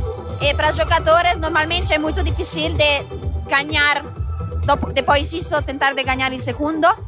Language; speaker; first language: Portuguese; non-native, learner; Italian